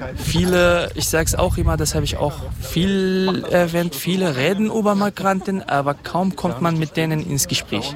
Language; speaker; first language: German; non-native, fluent; Kurdish